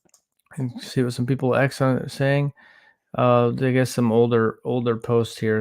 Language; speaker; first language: English; native; English